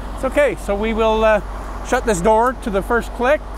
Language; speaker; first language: English; native; English